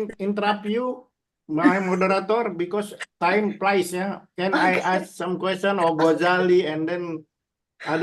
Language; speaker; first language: English; non-native, learner; Indonesian